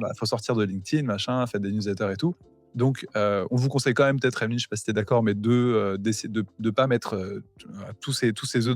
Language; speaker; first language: French; native; French